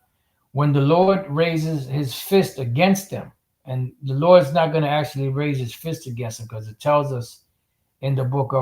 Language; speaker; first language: English; native; English